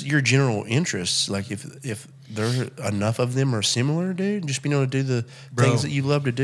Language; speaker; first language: English; native; English